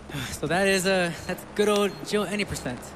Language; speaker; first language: English; native; English